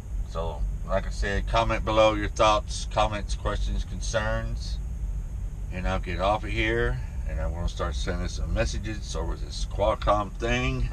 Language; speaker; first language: English; native; English